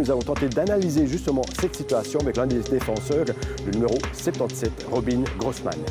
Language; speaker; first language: French; native; French